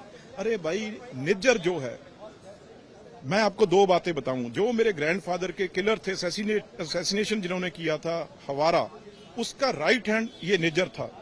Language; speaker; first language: Hindi; non-native, local second language; Punjabi